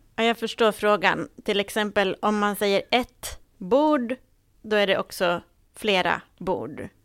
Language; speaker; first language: Swedish; native; Swedish